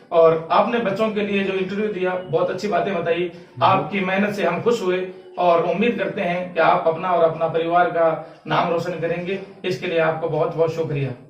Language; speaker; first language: Hindi; native; Hindi